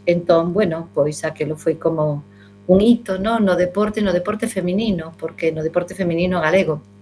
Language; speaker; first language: Galician; non-native, local second language; Spanish